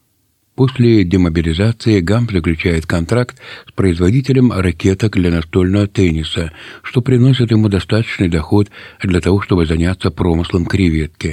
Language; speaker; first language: Russian; native; Russian